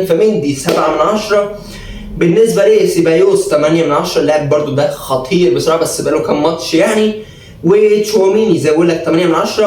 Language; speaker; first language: Arabic; native; Arabic